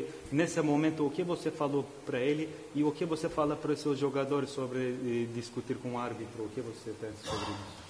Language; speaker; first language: Portuguese; non-native, fluent; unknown